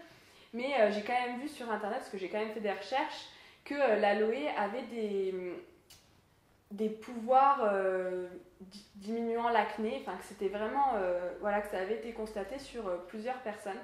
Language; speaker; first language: French; native; French